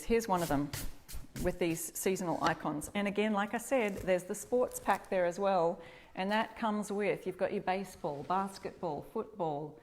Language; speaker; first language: English; native; English